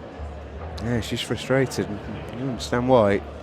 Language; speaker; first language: English; native; English